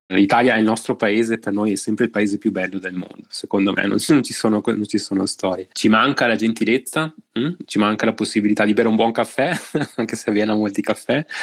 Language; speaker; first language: Italian; native; Italian